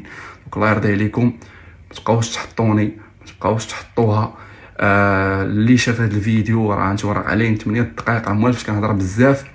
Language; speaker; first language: Arabic; native; Arabic